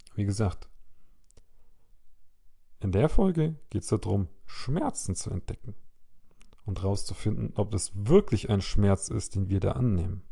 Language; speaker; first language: German; native; German